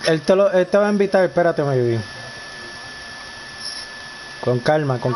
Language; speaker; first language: Spanish; native; Spanish